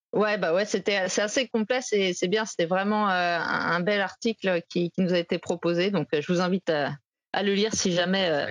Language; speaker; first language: French; native; French